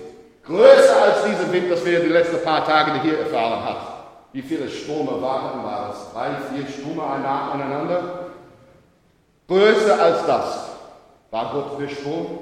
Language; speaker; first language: German; non-native, learner; English